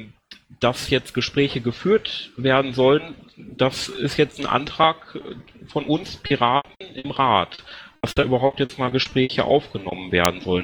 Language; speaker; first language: German; native; German